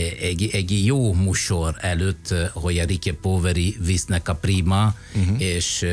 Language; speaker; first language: Hungarian; non-native, fluent; Italian